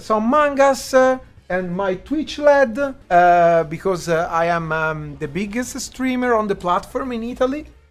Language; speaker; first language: English; non-native, learner; Italian